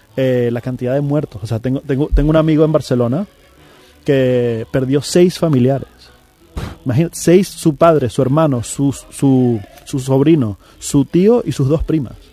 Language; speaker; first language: Spanish; native; Spanish